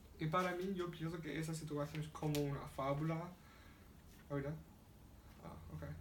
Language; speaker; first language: Spanish; non-native, learner; English